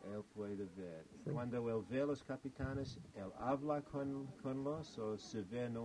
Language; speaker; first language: Spanish; non-native, fluent; English